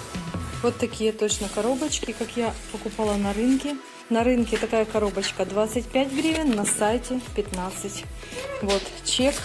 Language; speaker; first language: Russian; native; Russian